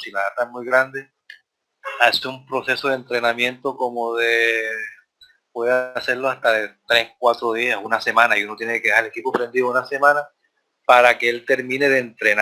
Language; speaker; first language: Spanish; native; Spanish